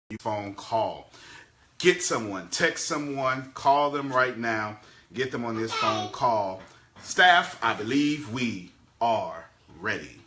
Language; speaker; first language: English; native; English